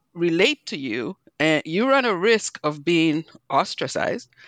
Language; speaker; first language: English; non-native, local second language; Igbo